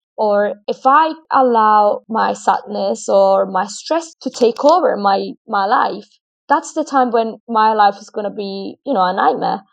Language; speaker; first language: English; non-native, fluent; Italian